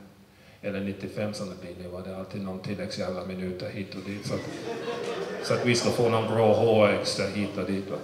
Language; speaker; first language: Swedish; early bilingual, other home language; English